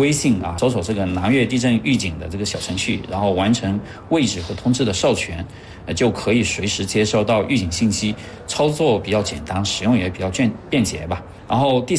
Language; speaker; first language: Chinese; native; Chinese